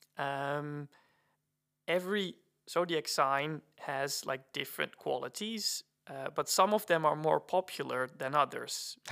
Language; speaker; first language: English; non-native, fluent; Dutch